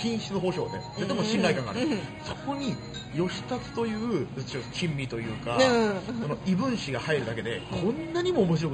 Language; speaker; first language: Japanese; native; Japanese